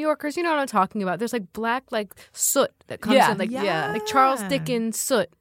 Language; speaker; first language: English; native; English